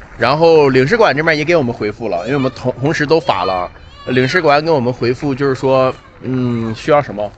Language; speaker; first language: Chinese; native; Chinese